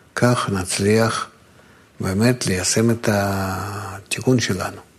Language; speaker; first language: Hebrew; non-native, fluent; Russian